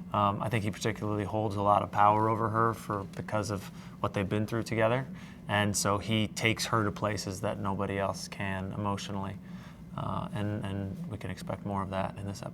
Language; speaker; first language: English; native; English